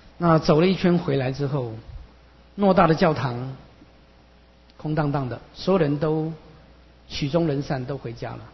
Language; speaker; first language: Chinese; native; Chinese